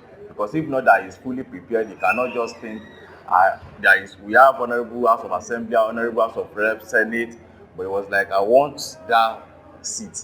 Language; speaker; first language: English; non-native, local second language; Yoruba